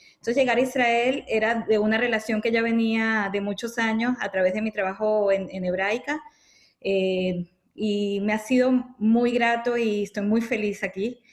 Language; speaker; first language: Spanish; native; Spanish